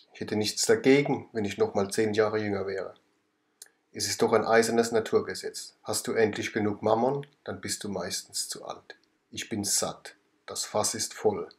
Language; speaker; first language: German; native; German